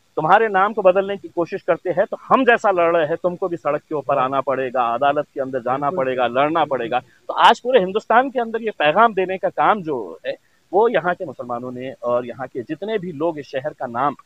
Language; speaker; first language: Hindi; non-native, local second language; Urdu